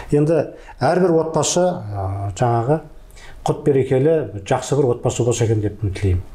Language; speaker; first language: Kazakh; native; Kazakh